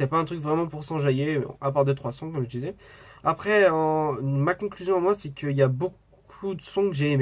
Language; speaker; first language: French; native; French